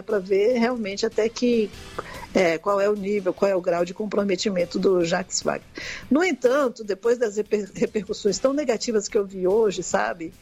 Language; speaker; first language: Portuguese; native; Portuguese